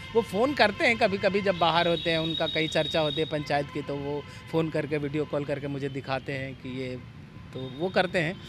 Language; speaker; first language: Hindi; native; Hindi